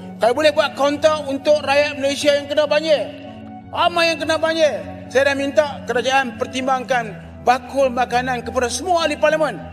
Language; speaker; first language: Malay; native; Malay